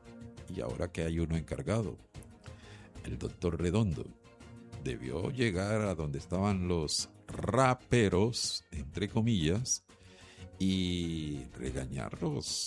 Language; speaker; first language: Spanish; native; Spanish